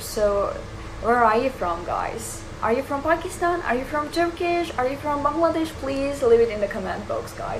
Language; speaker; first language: English; non-native, fluent; Urdu